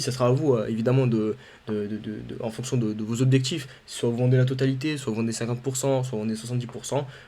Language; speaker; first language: French; native; French